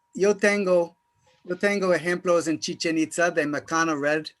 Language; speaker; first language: Spanish; non-native, fluent; English